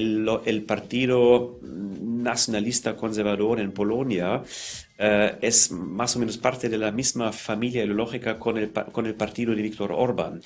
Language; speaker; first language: Spanish; non-native, fluent; German